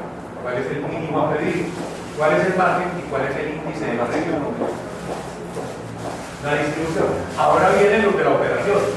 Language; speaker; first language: Spanish; native; Spanish